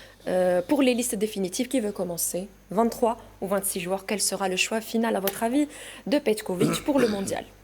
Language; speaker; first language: French; native; French